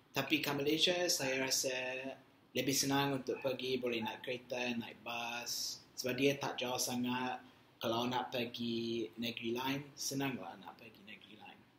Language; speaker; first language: Malay; non-native, learner; English